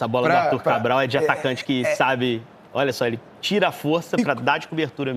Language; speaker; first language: Portuguese; native; Portuguese